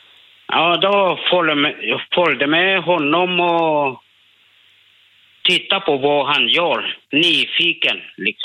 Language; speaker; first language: Swedish; non-native, learner; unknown